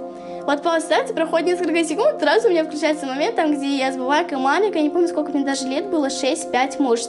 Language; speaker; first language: Russian; native; Russian